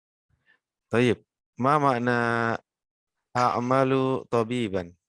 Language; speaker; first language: Arabic; non-native, fluent; Indonesian